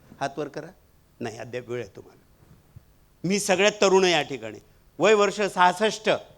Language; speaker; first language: Marathi; non-native, local second language; Marwari